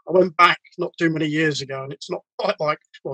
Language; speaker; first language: English; native; English